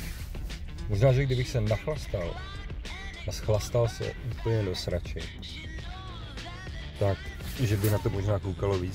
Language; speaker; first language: Czech; native; Czech